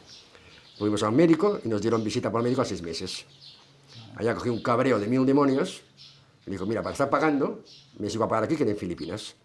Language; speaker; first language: Spanish; native; Spanish